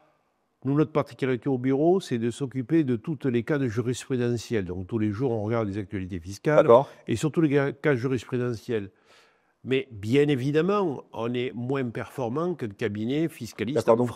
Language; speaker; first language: French; native; French